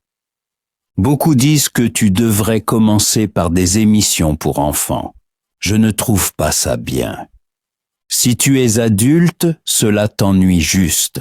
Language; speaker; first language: French; non-native, fluent; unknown